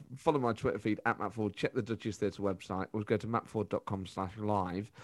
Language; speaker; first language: English; native; English